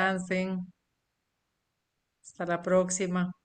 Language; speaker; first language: Spanish; native; Spanish